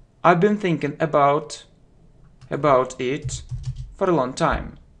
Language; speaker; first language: English; non-native, fluent; Russian